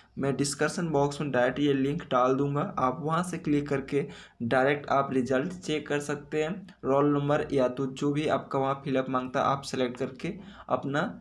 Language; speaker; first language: Hindi; native; Hindi